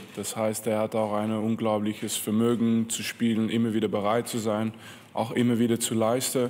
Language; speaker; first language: German; non-native, fluent; French